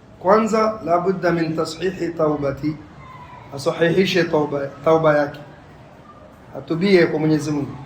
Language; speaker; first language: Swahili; native; Swahili